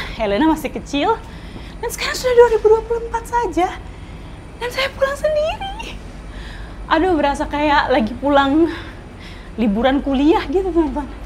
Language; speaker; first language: Indonesian; native; Indonesian